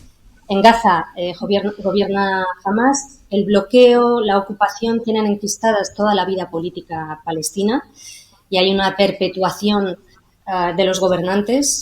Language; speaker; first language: Spanish; native; Spanish